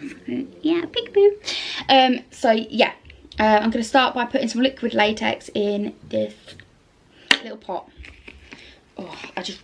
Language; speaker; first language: English; native; English